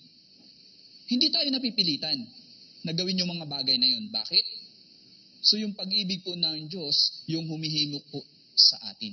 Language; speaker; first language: Filipino; native; Filipino